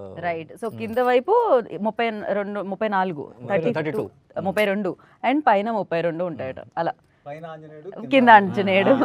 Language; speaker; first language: Telugu; native; Telugu